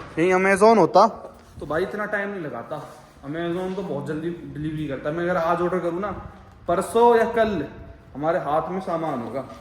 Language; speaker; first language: Hindi; native; Hindi